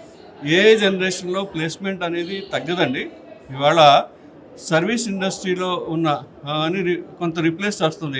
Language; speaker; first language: Telugu; native; Telugu